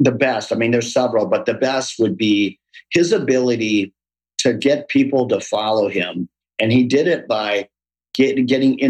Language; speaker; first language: English; native; English